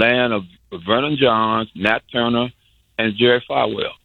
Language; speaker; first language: English; native; English